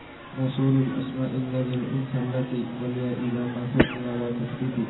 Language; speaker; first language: Arabic; non-native, learner; Indonesian